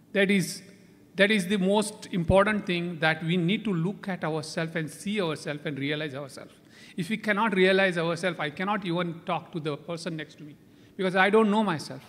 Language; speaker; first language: English; non-native, local second language; Konkani